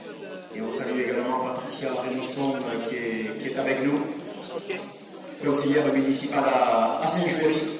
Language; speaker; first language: French; native; French